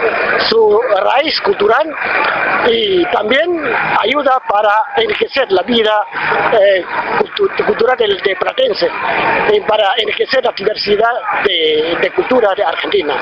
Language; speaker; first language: Spanish; non-native, fluent; Chinese